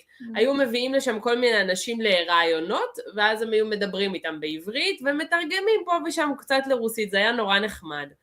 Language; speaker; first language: Hebrew; early bilingual, other home language; Russian